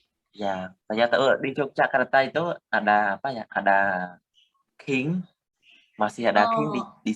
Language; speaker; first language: Indonesian; non-native, learner; Khmer